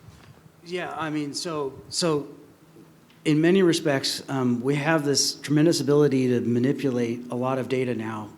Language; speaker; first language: English; native; English